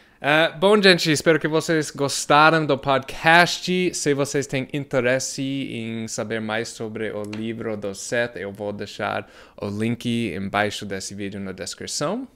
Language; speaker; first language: Portuguese; non-native, fluent; English